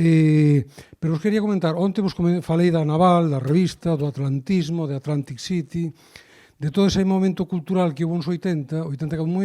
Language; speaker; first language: Spanish; native; Spanish